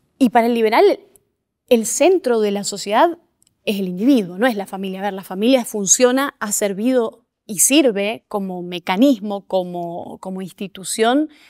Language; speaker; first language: Spanish; native; Spanish